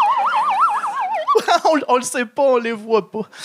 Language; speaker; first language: French; native; French